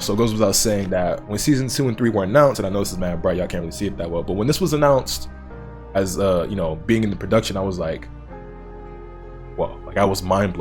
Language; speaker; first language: English; native; English